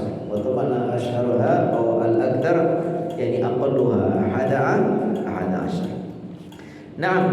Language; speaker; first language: Arabic; non-native, fluent; Indonesian